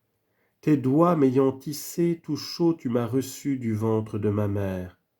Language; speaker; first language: French; native; French